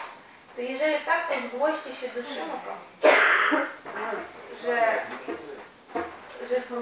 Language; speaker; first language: Polish; non-native, fluent; Ukrainian